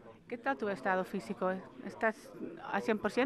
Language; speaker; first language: Spanish; non-native, fluent; Dutch